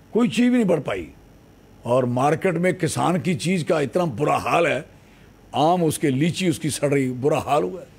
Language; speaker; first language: Hindi; native; Hindi